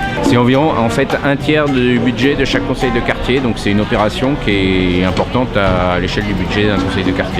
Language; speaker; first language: French; native; French